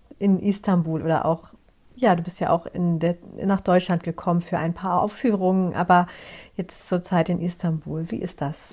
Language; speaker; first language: German; early bilingual, other home language; Turkish